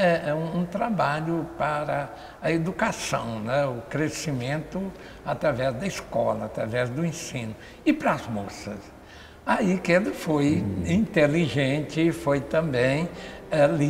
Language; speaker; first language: Portuguese; native; Portuguese